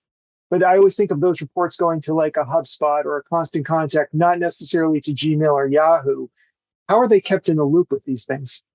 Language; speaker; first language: English; native; English